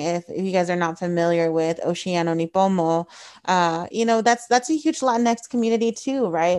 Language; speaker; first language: English; early bilingual, other home language; Spanish